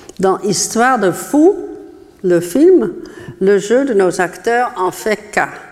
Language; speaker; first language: French; non-native, fluent; Dutch